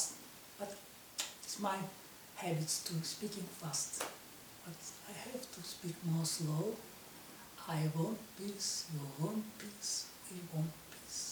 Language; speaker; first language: English; non-native, learner; Russian